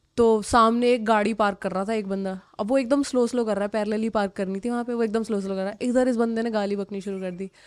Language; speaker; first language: Hindi; native; Hindi